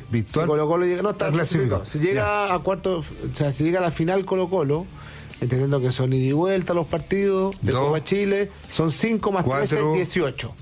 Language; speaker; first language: Spanish; native; Spanish